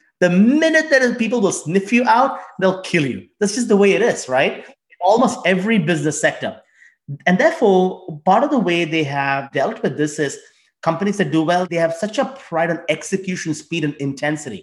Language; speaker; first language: English; non-native, local second language; Tamil